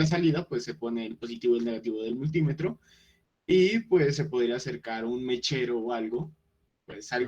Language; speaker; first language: Spanish; native; Spanish